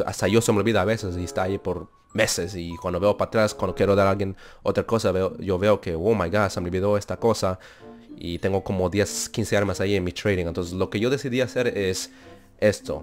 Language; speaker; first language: Spanish; early bilingual, heritage; Spanish